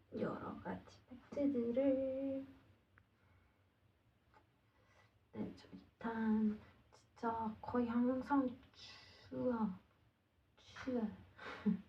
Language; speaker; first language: Korean; non-native, learner; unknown